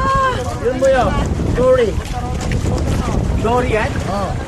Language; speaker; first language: Filipino; non-native, local second language; Cebuano